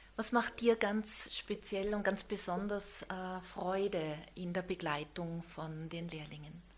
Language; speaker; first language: German; native; German